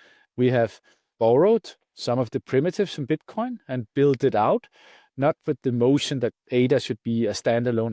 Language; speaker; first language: English; non-native, fluent; Danish